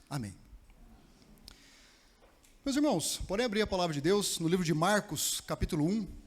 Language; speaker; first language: Portuguese; native; Portuguese